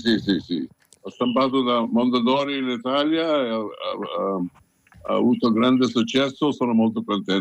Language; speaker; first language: Italian; non-native, fluent; Hindi